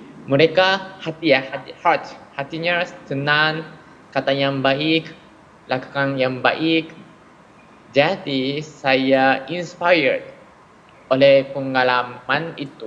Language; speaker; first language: Indonesian; non-native, fluent; Japanese